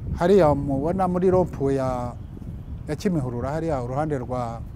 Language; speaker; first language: Kinyarwanda; early bilingual, heritage; Kinyarwanda